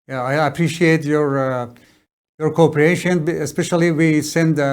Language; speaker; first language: English; non-native, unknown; Persian